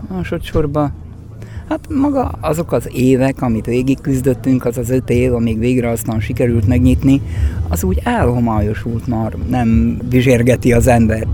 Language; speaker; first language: Hungarian; native; Hungarian